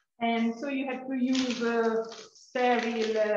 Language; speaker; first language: English; non-native, fluent; Italian